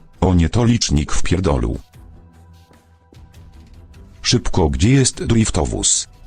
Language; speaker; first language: Polish; native; Polish